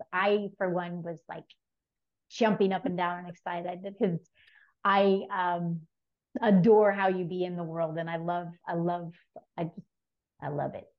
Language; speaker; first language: English; native; English